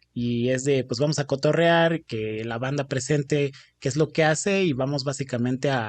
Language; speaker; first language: Spanish; native; Spanish